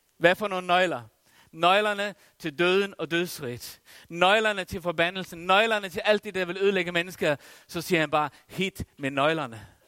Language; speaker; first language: Danish; non-native, local second language; Faroese